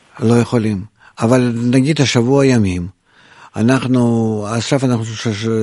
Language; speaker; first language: Hebrew; non-native, fluent; Russian